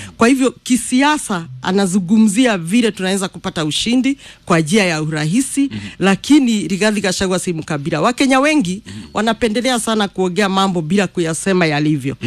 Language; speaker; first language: Swahili; non-native, local second language; Kikuyu